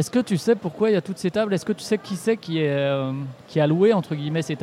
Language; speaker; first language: French; native; French